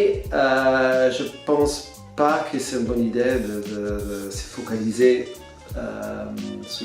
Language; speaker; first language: French; non-native, fluent; English